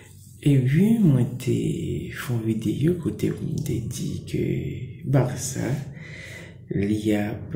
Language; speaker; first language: French; non-native, local second language; Haitian Creole